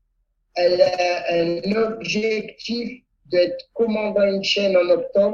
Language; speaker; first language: French; non-native, fluent; Italian